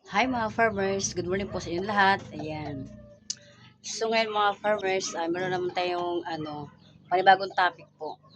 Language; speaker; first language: Filipino; non-native, local second language; Cebuano